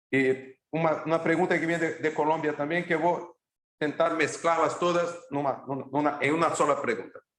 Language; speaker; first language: Spanish; non-native, fluent; Portuguese